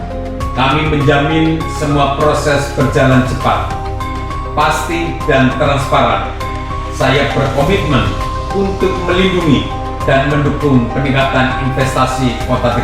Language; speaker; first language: Indonesian; native; Indonesian